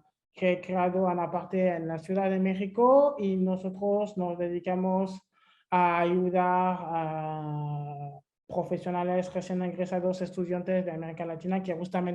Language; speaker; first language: Spanish; non-native, fluent; French